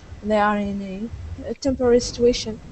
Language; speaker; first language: English; non-native, fluent; Arabic